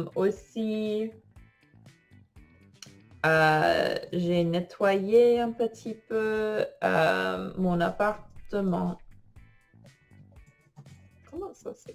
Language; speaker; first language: French; non-native, fluent; English